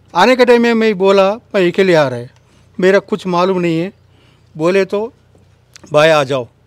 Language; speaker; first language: Hindi; non-native, local second language; Telugu